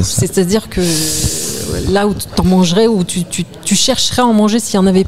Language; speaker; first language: French; native; French